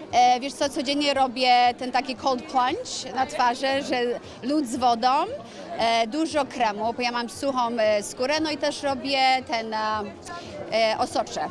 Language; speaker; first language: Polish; early bilingual, heritage; Polish